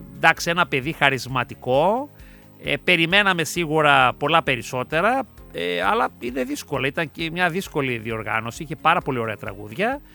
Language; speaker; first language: Greek; native; Greek